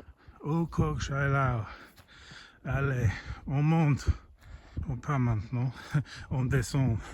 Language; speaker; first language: French; non-native, learner; English